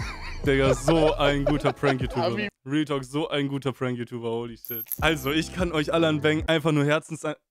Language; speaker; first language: German; native; German